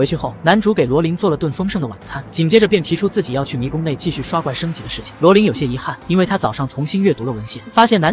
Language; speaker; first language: Chinese; native; Chinese